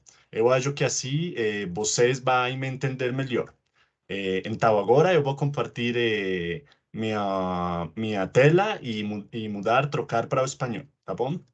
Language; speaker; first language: Portuguese; non-native, learner; Spanish